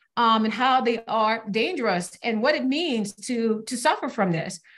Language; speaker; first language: English; native; English